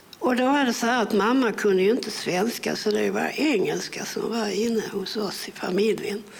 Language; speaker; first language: Swedish; early bilingual, other home language; English